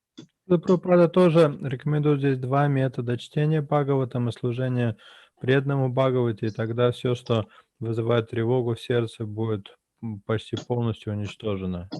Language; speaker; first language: Russian; native; Russian